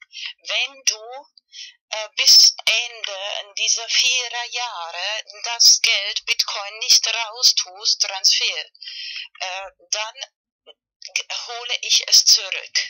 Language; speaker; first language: German; non-native, fluent; Spanish